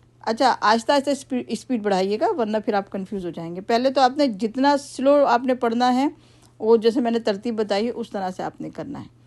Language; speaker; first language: Urdu; native; Urdu